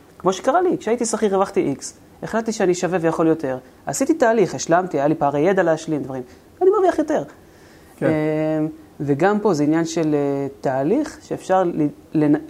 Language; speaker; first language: Hebrew; native; Hebrew